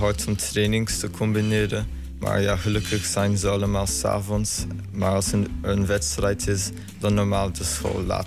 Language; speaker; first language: Dutch; non-native, fluent; Slovenian